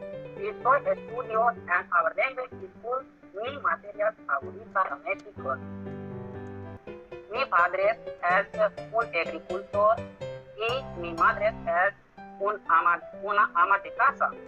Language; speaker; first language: Spanish; non-native, learner; Hindi